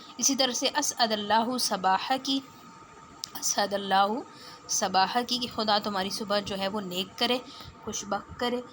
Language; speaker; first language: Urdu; non-native, local second language; Punjabi